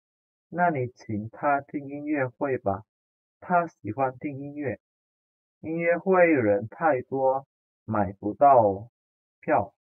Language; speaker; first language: Chinese; non-native, fluent; Indonesian